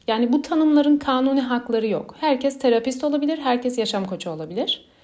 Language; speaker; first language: Turkish; early bilingual, heritage; Turkish